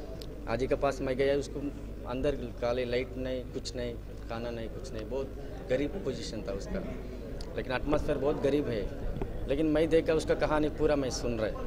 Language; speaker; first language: Hindi; non-native, local second language; Telugu